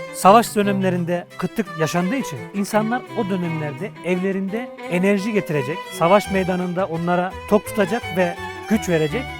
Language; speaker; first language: Turkish; native; Turkish